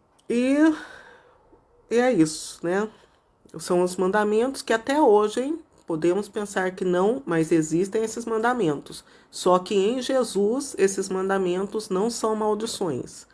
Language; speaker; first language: Portuguese; native; Portuguese